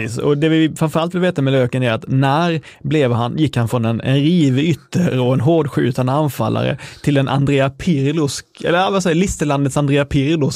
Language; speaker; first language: Swedish; native; Swedish